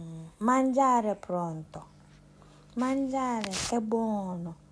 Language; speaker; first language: Italian; non-native, learner; Akan